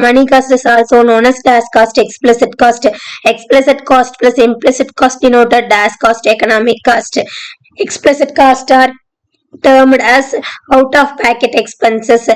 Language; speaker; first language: English; non-native, local second language; Tamil